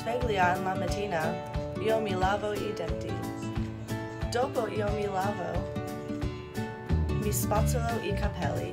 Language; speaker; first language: Italian; non-native, learner; English